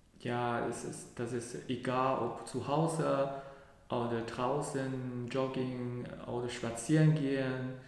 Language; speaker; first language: German; non-native, learner; Cantonese